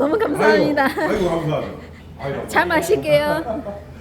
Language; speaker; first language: Korean; non-native, local second language; Chinese